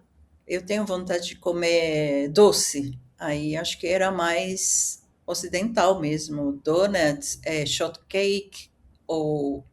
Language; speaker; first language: Portuguese; early bilingual, other home language; Japanese